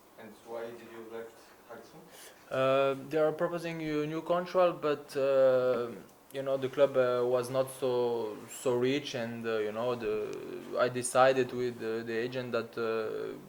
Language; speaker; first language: English; non-native, learner; Slovenian